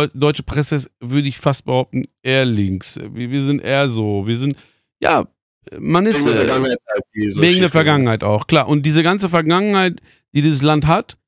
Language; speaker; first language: German; early bilingual, other home language; Persian